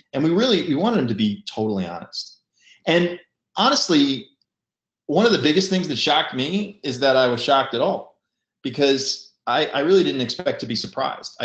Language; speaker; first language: English; native; English